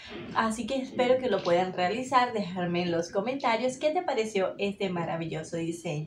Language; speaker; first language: Spanish; native; Spanish